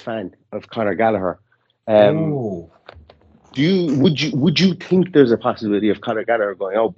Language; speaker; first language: English; native; English